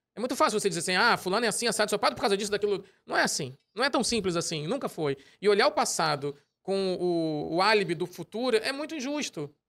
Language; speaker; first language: Portuguese; native; Portuguese